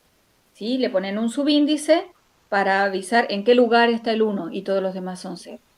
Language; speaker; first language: Spanish; native; Spanish